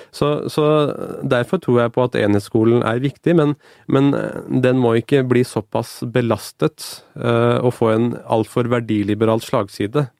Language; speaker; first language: Norwegian; early bilingual, other home language; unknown